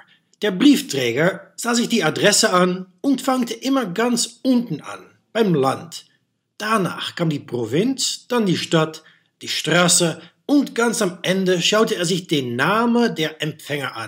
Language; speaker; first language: German; non-native, fluent; Dutch